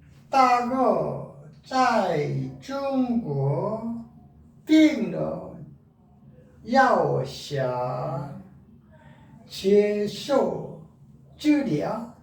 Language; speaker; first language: Chinese; non-native, learner; Korean